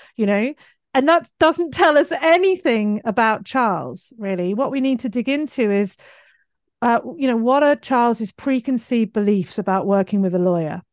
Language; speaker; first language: English; native; English